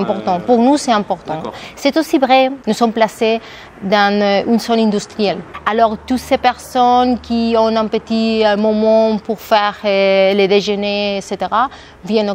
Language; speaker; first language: French; non-native, fluent; Spanish